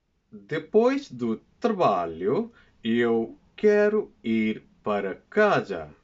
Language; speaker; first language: Portuguese; non-native, learner; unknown